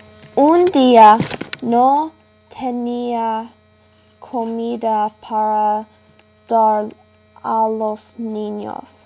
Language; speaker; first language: Spanish; non-native, learner; English